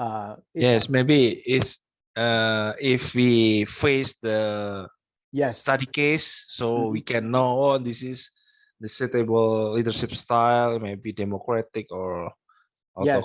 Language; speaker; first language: English; non-native, local second language; Indonesian